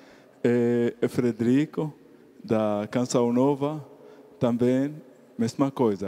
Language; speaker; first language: Portuguese; non-native, fluent; Arabic